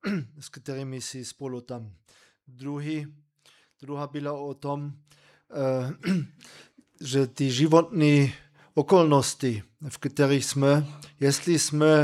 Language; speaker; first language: Czech; non-native, fluent; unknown